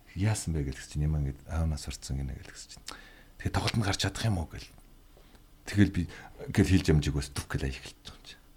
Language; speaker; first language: Mongolian; native; Mongolian